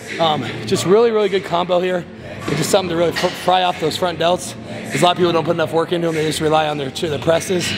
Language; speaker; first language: English; native; English